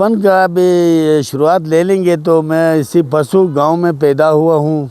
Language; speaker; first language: Urdu; non-native, local second language; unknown